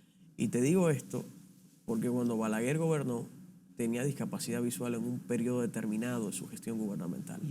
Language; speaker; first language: Spanish; native; Spanish